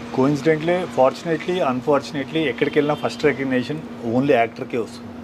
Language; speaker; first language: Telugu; native; Telugu